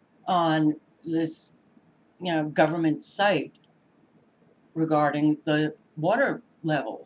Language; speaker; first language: English; native; English